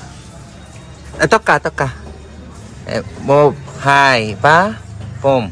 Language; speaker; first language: Vietnamese; non-native, learner; Korean